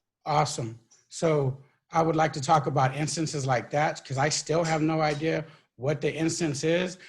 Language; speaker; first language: English; native; English